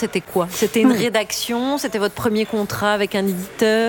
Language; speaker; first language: French; native; French